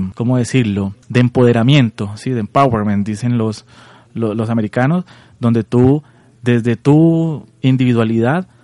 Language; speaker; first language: Spanish; native; Spanish